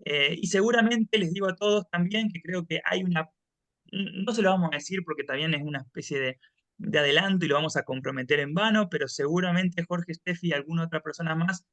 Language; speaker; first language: Spanish; native; Spanish